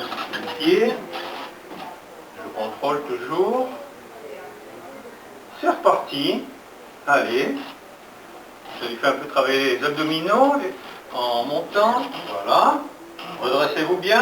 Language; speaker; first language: French; native; French